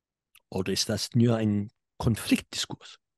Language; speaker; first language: German; non-native, fluent; English